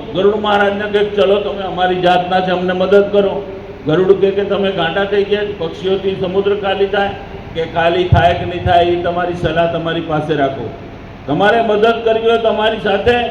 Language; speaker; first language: Gujarati; native; Gujarati